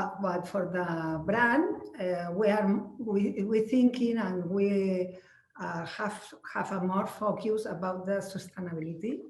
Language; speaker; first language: English; non-native, learner; Spanish